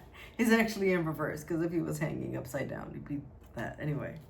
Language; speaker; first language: English; native; English